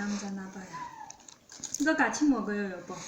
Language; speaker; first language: Korean; non-native, learner; Chinese